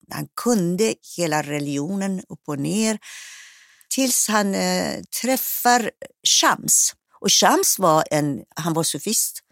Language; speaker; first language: Swedish; non-native, fluent; Persian